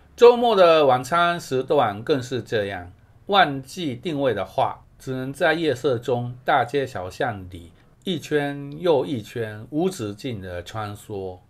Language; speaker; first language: Chinese; non-native, fluent; Japanese